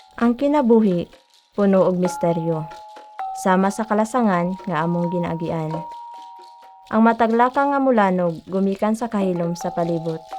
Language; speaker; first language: Cebuano; non-native, local second language; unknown